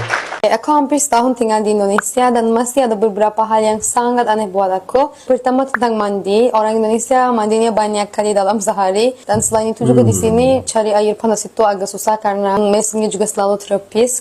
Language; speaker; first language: Indonesian; non-native, fluent; Turkish